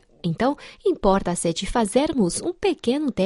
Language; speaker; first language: Portuguese; non-native, fluent; Chinese